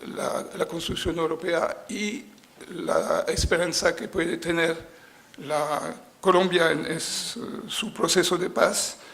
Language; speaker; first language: Spanish; non-native, fluent; French